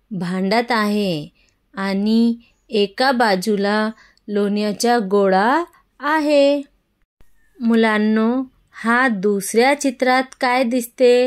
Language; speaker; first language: Marathi; non-native, local second language; Urdu